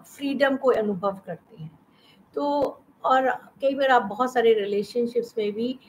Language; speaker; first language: Hindi; native; Hindi